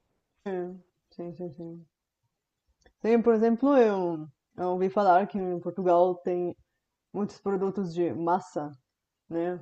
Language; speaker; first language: Portuguese; non-native, fluent; Bulgarian